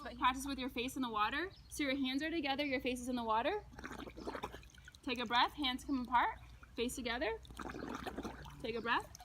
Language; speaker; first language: English; native; English